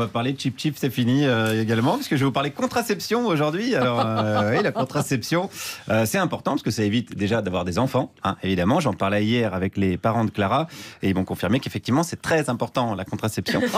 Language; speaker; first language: French; native; French